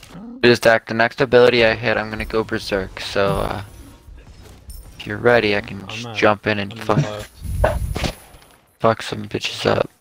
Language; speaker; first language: English; native; English